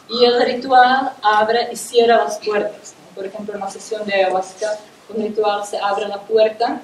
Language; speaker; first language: Spanish; non-native, fluent; Czech